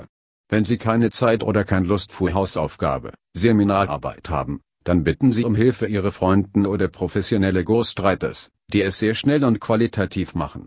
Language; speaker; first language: German; non-native, learner; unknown